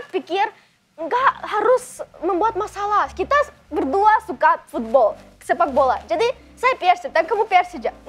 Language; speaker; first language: Indonesian; non-native, learner; German